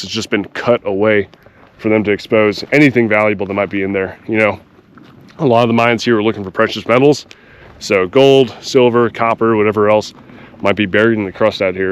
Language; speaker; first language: English; native; English